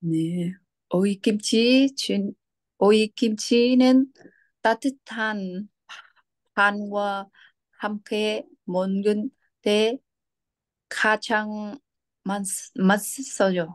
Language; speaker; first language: Korean; non-native, learner; Vietnamese